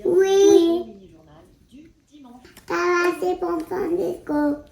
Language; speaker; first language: French; early bilingual, heritage; French